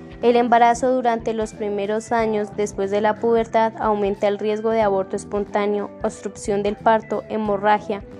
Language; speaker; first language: Spanish; native; Spanish